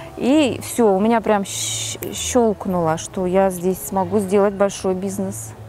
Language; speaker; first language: Russian; non-native, local second language; Kazakh